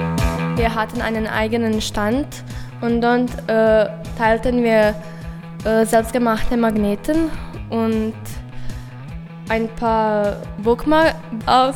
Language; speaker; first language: German; non-native, learner; Croatian